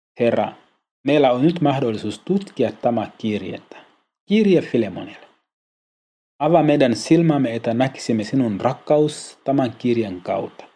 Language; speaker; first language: Finnish; non-native, learner; Swahili